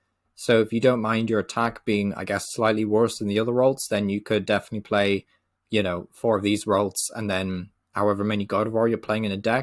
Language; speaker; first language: English; native; English